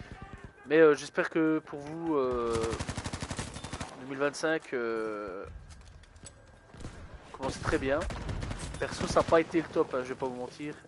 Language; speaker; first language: French; native; French